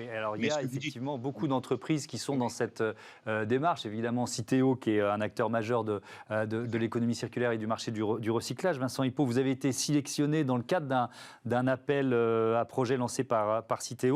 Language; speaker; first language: French; native; French